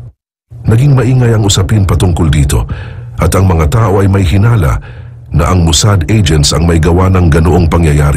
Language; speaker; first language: Filipino; native; Filipino